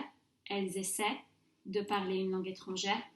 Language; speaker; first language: French; non-native, fluent; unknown